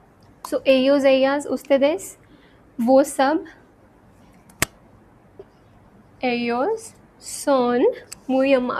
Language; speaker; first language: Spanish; non-native, fluent; Hindi